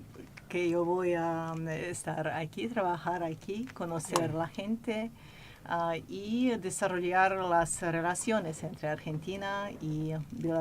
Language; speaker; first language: Spanish; non-native, fluent; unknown